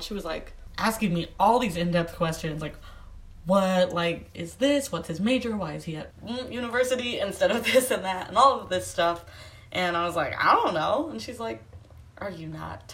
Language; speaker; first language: English; native; English